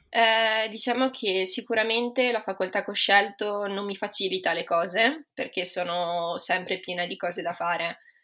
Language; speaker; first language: Italian; native; Italian